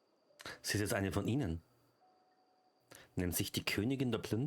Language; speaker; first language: German; native; German